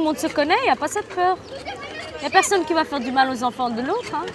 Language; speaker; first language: French; early bilingual, other home language; Arabic